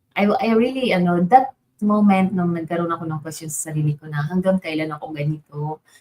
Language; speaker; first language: Filipino; native; Filipino